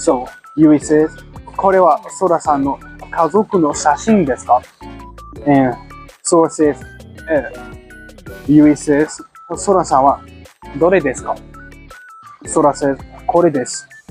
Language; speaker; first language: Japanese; non-native, learner; English